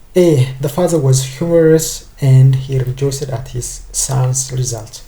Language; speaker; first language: English; non-native, local second language; Amharic